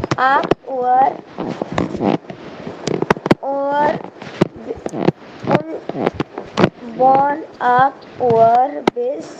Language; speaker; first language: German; non-native, learner; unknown